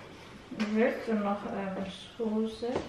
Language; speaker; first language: German; non-native, learner; Cebuano